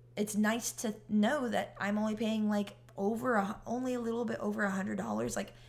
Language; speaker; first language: English; native; English